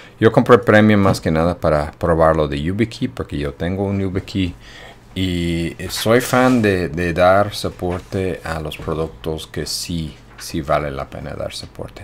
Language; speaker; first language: Spanish; non-native, fluent; English